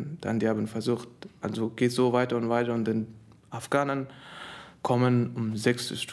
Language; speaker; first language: German; non-native, fluent; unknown